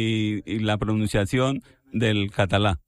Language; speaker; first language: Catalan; non-native, learner; Spanish